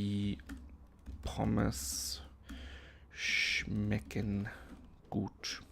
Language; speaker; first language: German; non-native, fluent; English